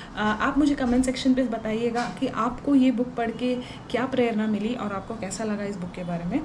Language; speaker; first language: Hindi; non-native, local second language; Tulu